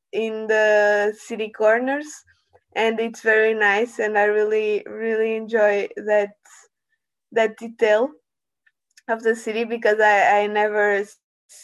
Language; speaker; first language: English; non-native, learner; Portuguese